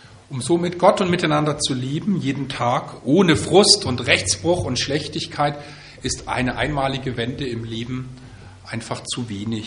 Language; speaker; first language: German; native; German